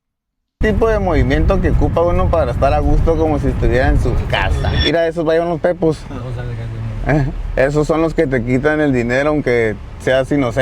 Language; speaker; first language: Spanish; native; Spanish